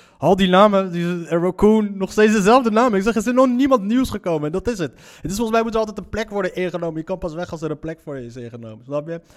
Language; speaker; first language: Dutch; early bilingual, other home language; Arabic